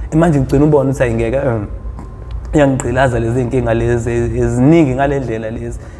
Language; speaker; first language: Zulu; native; Zulu